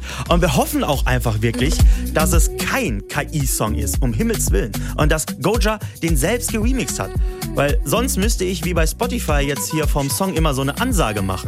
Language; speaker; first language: German; native; German